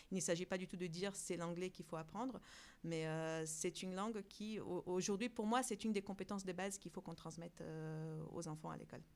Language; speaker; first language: French; non-native, fluent; Portuguese